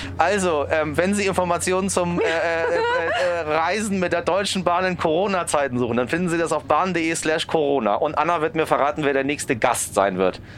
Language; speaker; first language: German; early bilingual, other home language; Persian